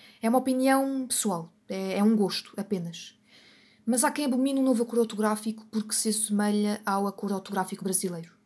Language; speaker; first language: Portuguese; native; Portuguese